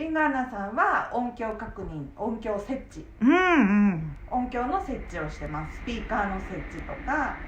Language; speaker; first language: Japanese; native; Japanese